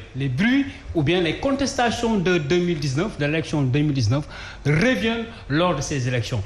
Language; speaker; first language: French; non-native, local second language; Wolof